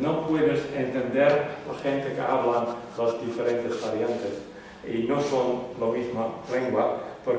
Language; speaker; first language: Spanish; non-native, learner; Western Frisian